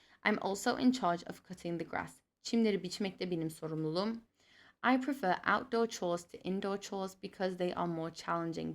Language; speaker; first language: English; non-native, fluent; Turkish